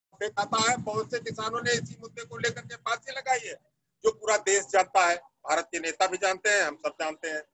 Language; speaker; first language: Hindi; native; Hindi